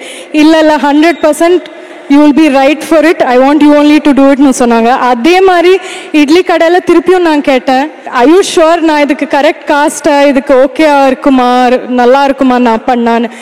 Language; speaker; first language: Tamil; non-native, fluent; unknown